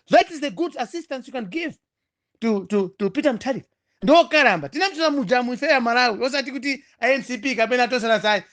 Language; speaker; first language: Nyanja; non-native, local second language; Tumbuka